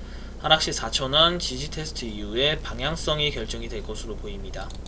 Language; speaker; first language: Korean; native; Korean